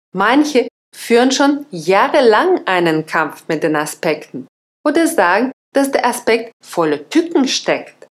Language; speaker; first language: German; non-native, fluent; Russian